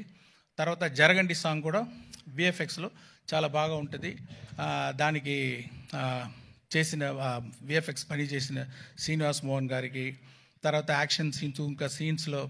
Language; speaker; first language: Telugu; non-native, local second language; Tamil